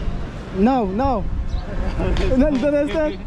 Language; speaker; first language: English; non-native, learner; French